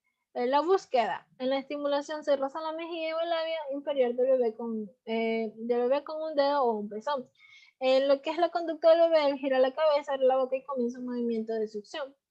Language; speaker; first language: Spanish; native; Spanish